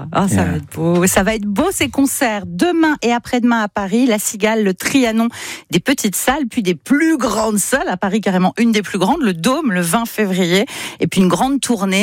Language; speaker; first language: French; native; French